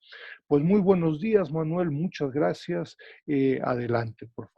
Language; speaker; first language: Spanish; native; Spanish